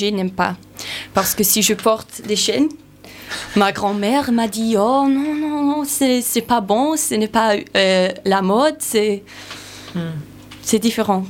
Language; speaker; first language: French; non-native, learner; English